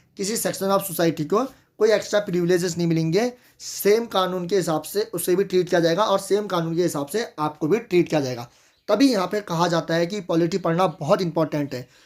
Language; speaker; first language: Hindi; native; Hindi